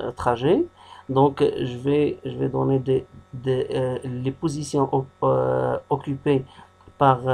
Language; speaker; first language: French; non-native, local second language; Arabic